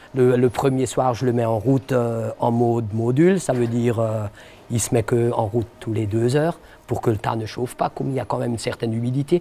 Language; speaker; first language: French; native; French